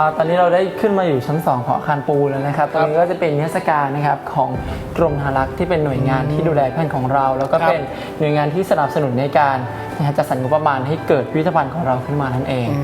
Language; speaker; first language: Thai; native; Thai